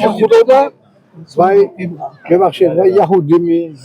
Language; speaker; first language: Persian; early bilingual, heritage; Tajik